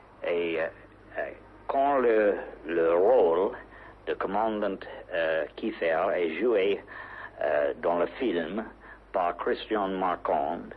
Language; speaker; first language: French; non-native, learner; English